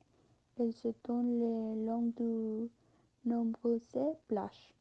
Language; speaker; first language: French; non-native, learner; Spanish